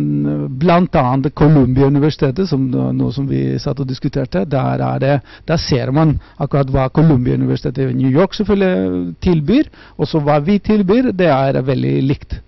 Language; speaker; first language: Norwegian; non-native, fluent; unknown